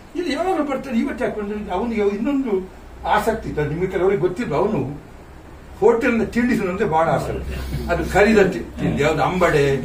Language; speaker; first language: Kannada; native; Kannada